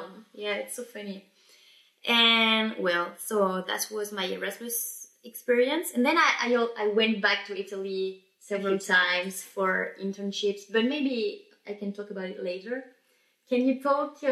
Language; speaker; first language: English; non-native, fluent; French